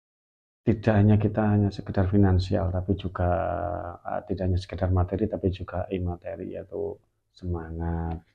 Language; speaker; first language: Indonesian; native; Indonesian